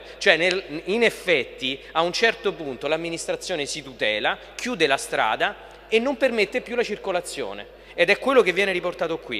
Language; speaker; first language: Italian; native; Italian